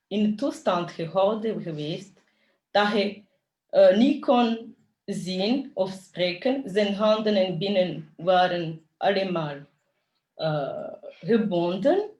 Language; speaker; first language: Dutch; non-native, fluent; Kinyarwanda